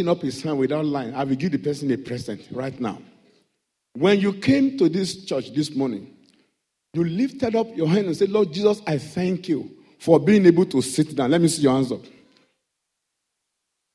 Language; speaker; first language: English; non-native, local second language; Yoruba